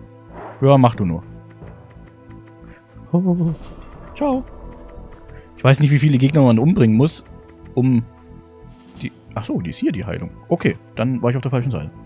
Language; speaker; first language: German; native; German